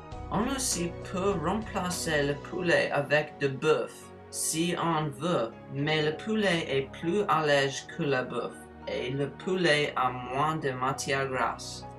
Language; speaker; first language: French; non-native, learner; English